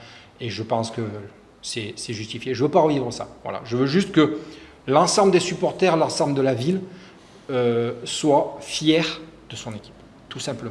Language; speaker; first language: French; native; French